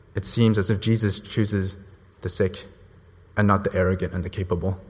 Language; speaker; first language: English; non-native, local second language; Cantonese